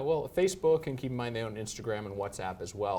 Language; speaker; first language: English; native; English